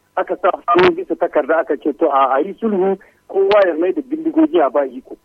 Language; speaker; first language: Hausa; non-native, local second language; Fula